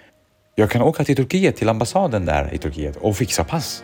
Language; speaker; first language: Swedish; early bilingual, other home language; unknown